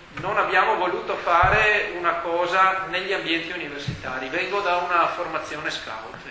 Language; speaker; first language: Italian; native; Italian